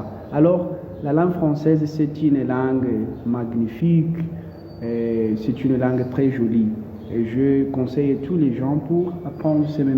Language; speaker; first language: French; non-native, learner; Portuguese